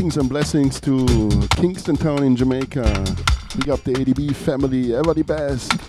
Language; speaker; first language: English; non-native, learner; German